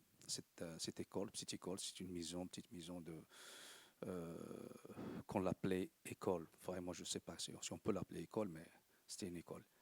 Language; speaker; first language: French; non-native, local second language; Arabic